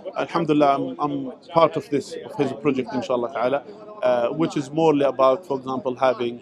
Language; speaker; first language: English; non-native, fluent; Arabic